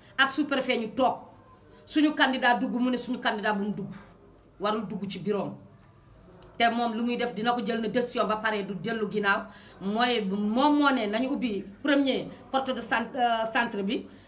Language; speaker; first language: Wolof; non-native, local second language; Fula